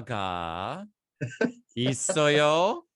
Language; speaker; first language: Korean; non-native, fluent; English